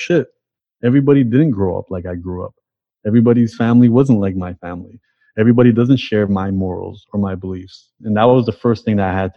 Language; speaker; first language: English; native; English